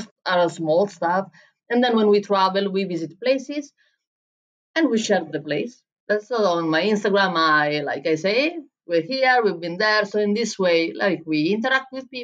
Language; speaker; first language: English; non-native, fluent; Italian